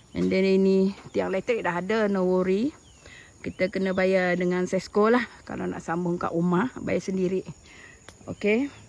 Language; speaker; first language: Malay; non-native, local second language; Iban